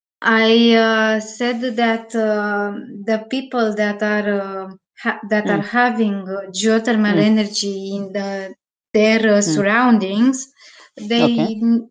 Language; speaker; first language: English; non-native, learner; Romanian